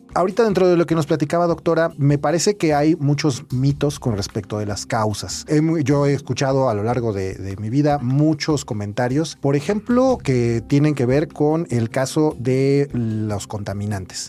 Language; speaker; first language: Spanish; native; Spanish